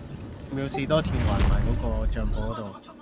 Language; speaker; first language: Chinese; native; Chinese